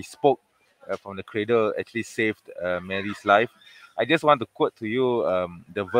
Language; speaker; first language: English; non-native, local second language; Malay